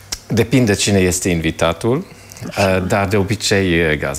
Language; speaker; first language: Romanian; non-native, fluent; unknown